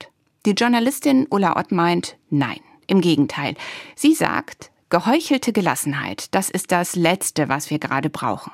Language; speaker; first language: German; native; German